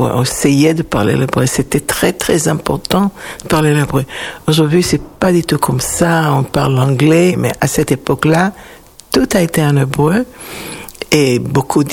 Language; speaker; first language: French; non-native, fluent; Hebrew